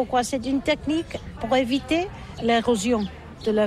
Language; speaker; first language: French; non-native, learner; Catalan